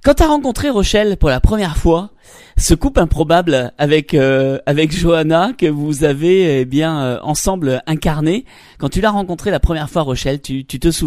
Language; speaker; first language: French; native; French